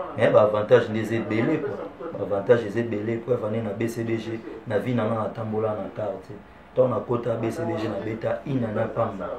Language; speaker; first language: Lingala; non-native, local second language; Kongo